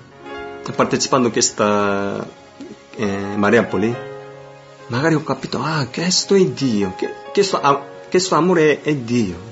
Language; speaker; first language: Italian; non-native, fluent; Korean